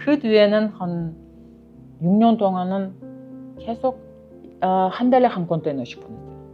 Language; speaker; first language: Korean; non-native, fluent; Kyrgyz